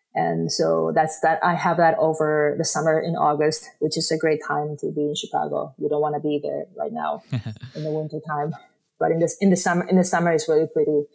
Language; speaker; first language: English; non-native, fluent; Spanish